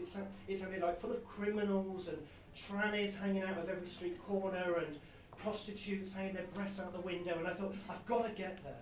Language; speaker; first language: English; native; English